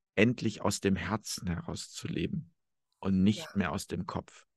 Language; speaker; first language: German; native; German